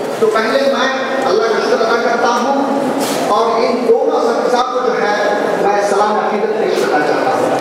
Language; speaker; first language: Hindi; non-native, local second language; Urdu